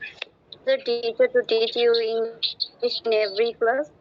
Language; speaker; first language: English; non-native, learner; Bangla